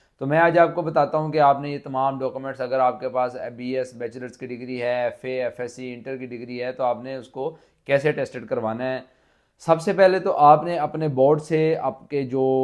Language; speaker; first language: Urdu; non-native, local second language; Punjabi